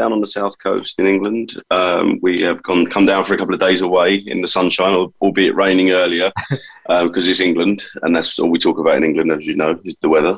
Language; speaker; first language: English; native; English